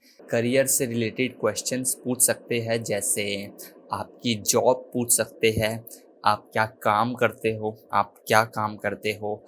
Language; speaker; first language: Hindi; native; Hindi